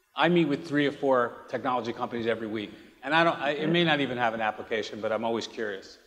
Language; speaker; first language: English; native; English